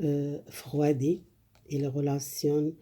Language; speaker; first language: French; non-native, learner; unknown